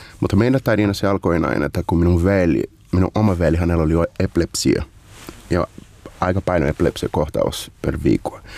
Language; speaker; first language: Finnish; non-native, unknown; Portuguese